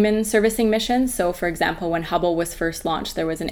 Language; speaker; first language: English; native; English